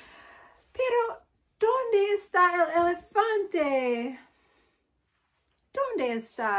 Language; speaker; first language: Spanish; non-native, fluent; English